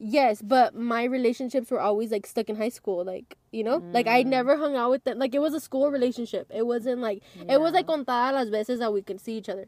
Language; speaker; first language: English; early bilingual, other home language; Spanish